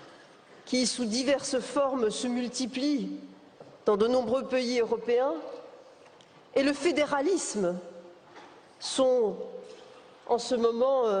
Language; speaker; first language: French; native; French